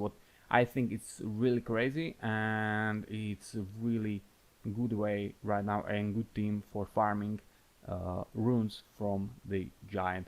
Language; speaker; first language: English; non-native, fluent; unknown